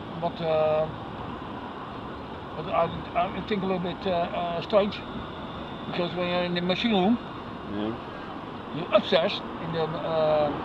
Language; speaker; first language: English; non-native, learner; Dutch